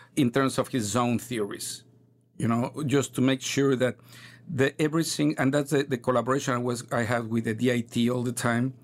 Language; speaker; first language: English; non-native, fluent; Spanish